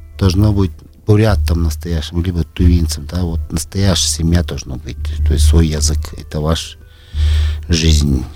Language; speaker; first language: Russian; non-native, local second language; Tuvinian